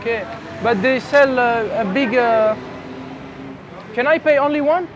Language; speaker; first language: English; non-native, learner; French